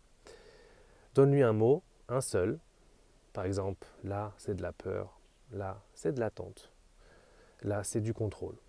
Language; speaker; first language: French; native; French